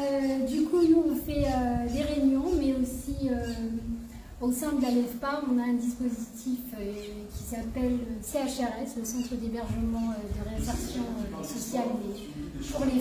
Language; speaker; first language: French; native; French